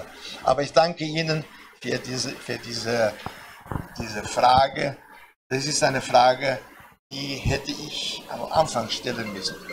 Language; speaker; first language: German; non-native, fluent; Portuguese